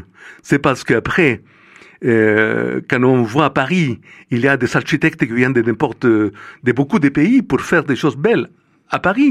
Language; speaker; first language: French; non-native, fluent; Spanish